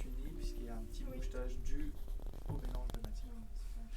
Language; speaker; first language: French; native; French